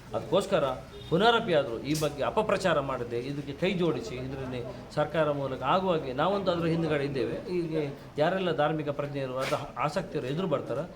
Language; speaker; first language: Kannada; non-native, local second language; Tulu